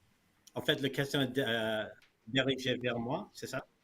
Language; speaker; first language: French; early bilingual, heritage; English